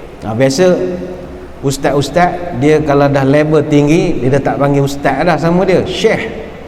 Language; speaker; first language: Malay; native; Malay